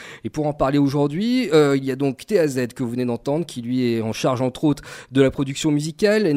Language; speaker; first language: French; native; French